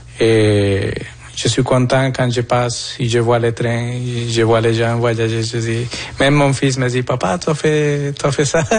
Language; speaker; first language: French; non-native, fluent; Spanish